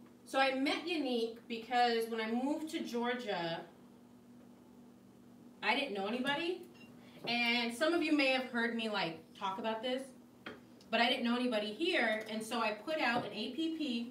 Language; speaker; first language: English; native; English